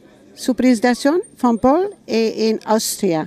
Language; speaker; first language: Spanish; non-native, learner; German